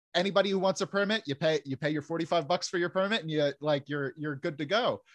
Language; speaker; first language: English; native; English